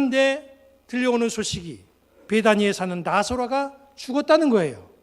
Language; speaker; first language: Korean; native; Korean